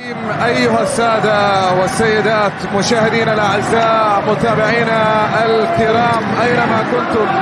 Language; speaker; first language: Arabic; native; Arabic